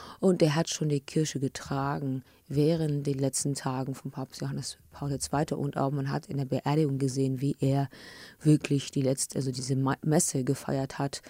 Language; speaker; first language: German; early bilingual, other home language; English